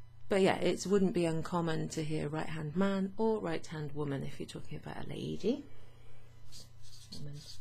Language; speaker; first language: English; native; English